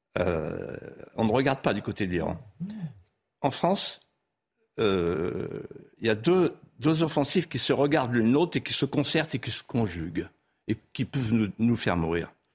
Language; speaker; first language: French; non-native, local second language; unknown